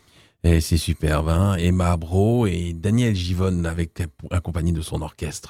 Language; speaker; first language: French; native; French